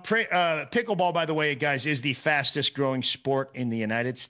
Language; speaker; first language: English; native; English